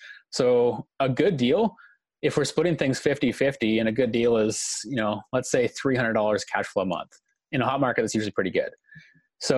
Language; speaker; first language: English; native; English